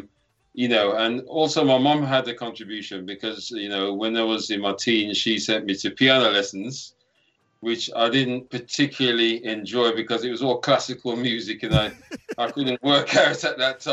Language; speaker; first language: English; native; English